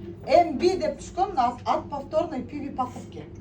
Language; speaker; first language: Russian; non-native, local second language; Kyrgyz